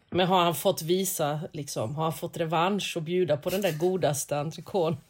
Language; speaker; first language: Swedish; native; Swedish